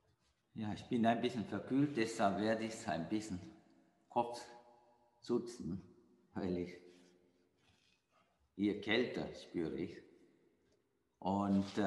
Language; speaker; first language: German; non-native, fluent; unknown